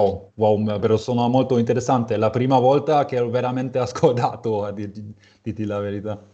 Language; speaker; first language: Italian; non-native, fluent; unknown